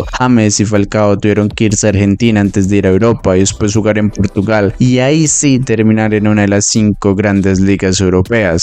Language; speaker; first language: Spanish; native; Spanish